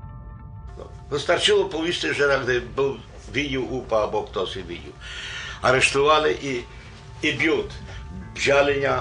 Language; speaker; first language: Polish; non-native, local second language; Rusyn